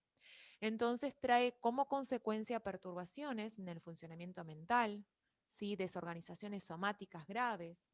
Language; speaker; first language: Spanish; native; Spanish